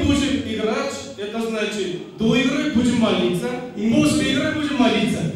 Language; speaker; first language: Russian; non-native, learner; Korean